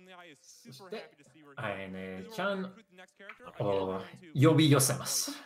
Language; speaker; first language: Japanese; non-native, learner; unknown